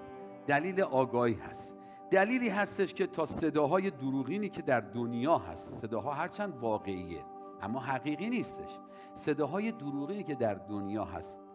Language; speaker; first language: Persian; native; Persian